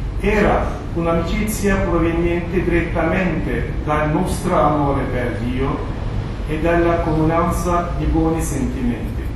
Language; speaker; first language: Italian; non-native, fluent; Turkish